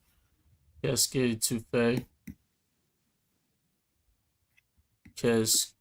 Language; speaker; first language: French; non-native, learner; English